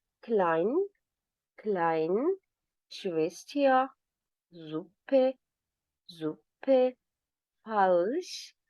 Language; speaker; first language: German; non-native, fluent; Turkish